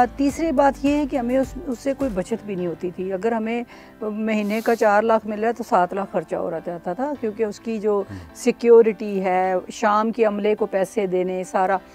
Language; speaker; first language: Urdu; non-native, local second language; Punjabi